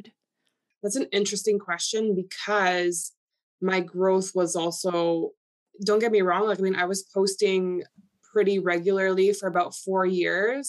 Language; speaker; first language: English; early bilingual, other home language; Polish